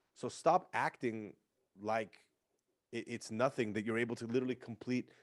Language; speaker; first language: English; native; English